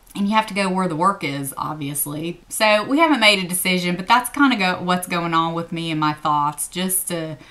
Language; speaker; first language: English; native; English